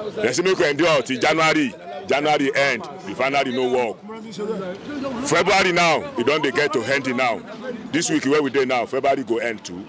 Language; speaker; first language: Nigerian Pidgin; non-native, local second language; Yoruba